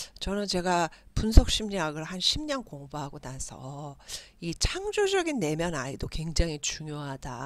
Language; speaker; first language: Korean; native; Korean